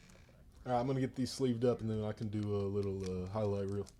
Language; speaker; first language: English; native; English